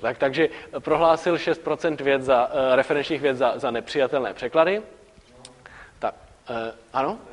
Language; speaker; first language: Czech; native; Czech